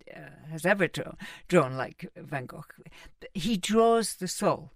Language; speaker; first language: English; native; English